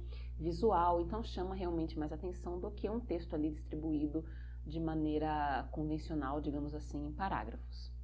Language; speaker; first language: Portuguese; native; Portuguese